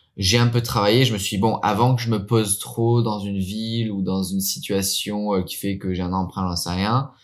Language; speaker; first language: French; early bilingual, heritage; French